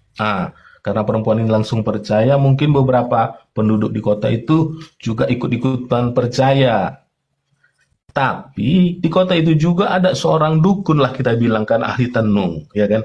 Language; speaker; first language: Indonesian; native; Indonesian